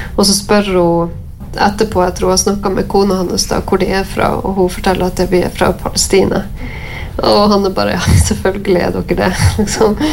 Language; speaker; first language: Norwegian; native; Norwegian